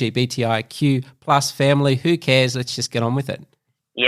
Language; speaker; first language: English; native; English